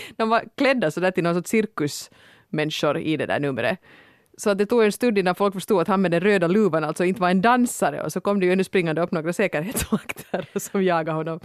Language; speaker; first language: Swedish; native; Swedish